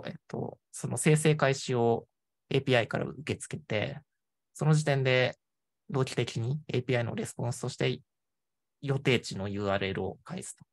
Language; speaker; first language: Japanese; native; Japanese